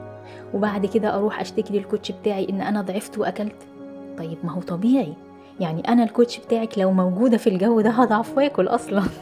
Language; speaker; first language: Arabic; native; Arabic